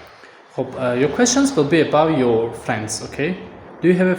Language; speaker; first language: English; non-native, fluent; Tajik